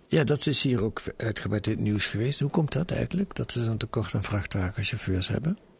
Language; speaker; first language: Dutch; native; Dutch